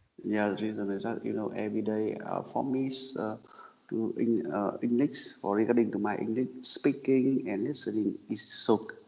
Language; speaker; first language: English; non-native, learner; Vietnamese